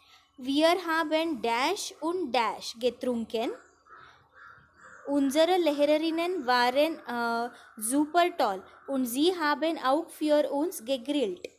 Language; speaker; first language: German; non-native, fluent; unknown